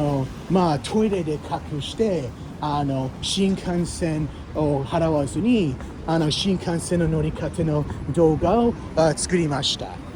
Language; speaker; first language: Japanese; non-native, learner; English